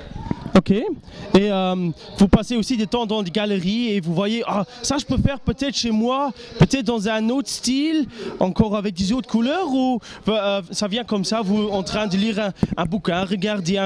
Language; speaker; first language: French; non-native, local second language; Luxembourgish